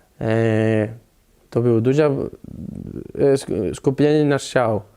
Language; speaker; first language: Polish; non-native, learner; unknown